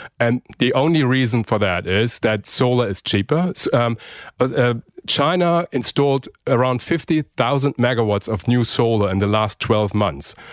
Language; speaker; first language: English; non-native, fluent; German